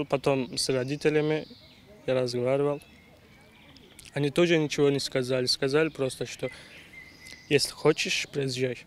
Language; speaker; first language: Russian; non-native, learner; Turkish